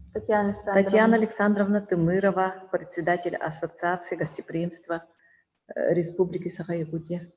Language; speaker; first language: Russian; native; Russian